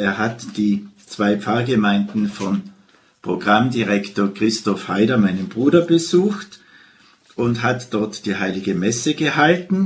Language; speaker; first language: German; native; German